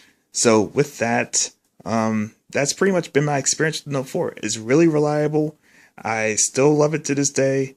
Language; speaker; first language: English; native; English